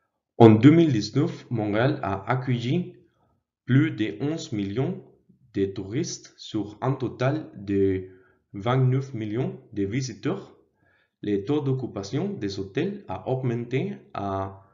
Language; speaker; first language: French; non-native, learner; Spanish